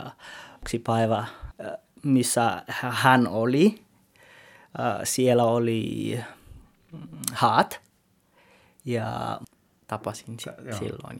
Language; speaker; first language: Finnish; non-native, learner; Tswana